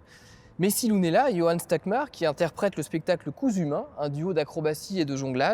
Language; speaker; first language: French; native; French